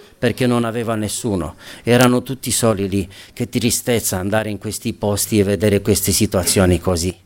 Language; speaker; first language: Italian; non-native, fluent; Romanian